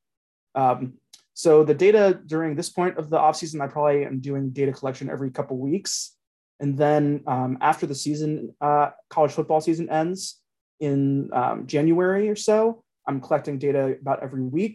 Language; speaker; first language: English; native; English